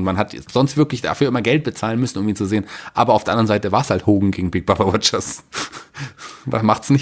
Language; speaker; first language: German; native; German